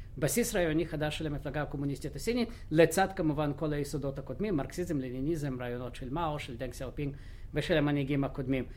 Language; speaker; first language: Hebrew; non-native, fluent; Russian